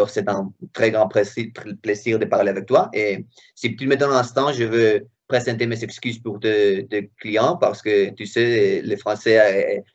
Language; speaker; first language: French; non-native, fluent; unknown